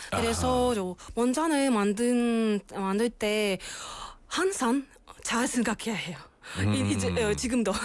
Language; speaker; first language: Korean; non-native, learner; Russian